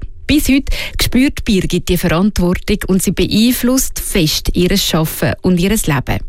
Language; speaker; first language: German; native; German